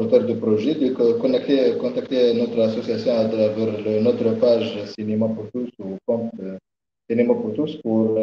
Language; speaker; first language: French; non-native, learner; Arabic